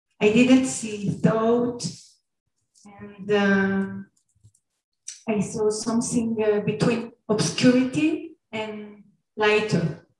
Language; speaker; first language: English; non-native, fluent; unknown